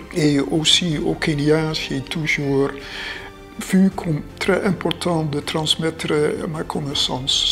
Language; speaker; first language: French; non-native, fluent; Dutch